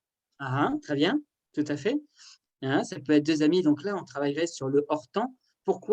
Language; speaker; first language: French; native; French